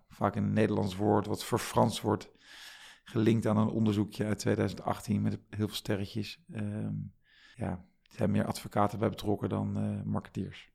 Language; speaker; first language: Dutch; native; Dutch